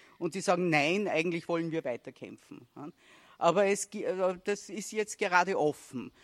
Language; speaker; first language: German; native; German